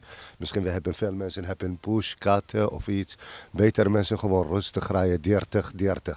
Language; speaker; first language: Dutch; non-native, local second language; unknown